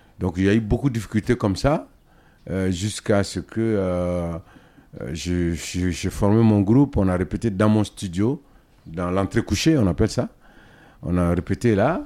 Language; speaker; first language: French; non-native, local second language; Dyula